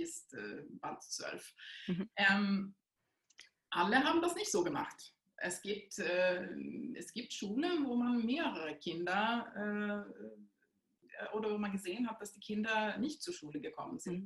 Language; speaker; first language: German; non-native, fluent; Swedish